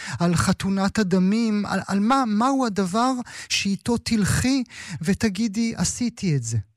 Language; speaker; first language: Hebrew; native; Hebrew